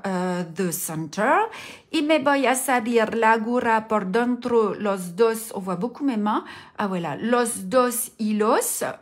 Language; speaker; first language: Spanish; non-native, learner; French